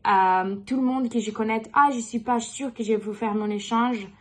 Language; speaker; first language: French; non-native, learner; Portuguese